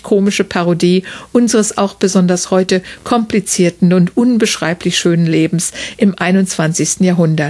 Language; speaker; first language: German; native; German